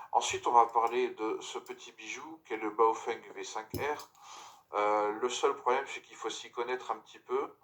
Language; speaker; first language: French; native; French